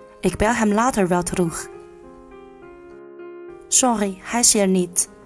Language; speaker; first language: Dutch; non-native, learner; Chinese